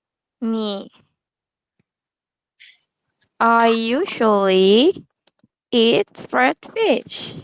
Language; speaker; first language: English; non-native, fluent; Indonesian